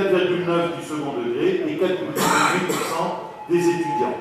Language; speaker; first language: French; native; French